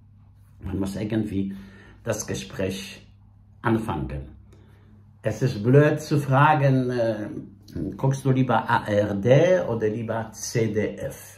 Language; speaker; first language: German; non-native, fluent; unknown